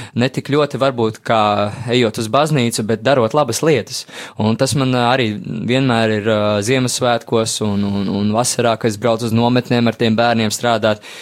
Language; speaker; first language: Latvian; native; Latvian